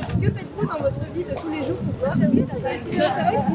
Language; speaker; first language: French; native; French